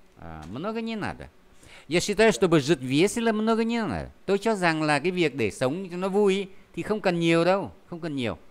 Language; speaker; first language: Vietnamese; native; Vietnamese